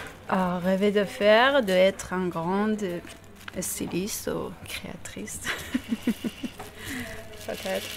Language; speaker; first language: French; non-native, fluent; Persian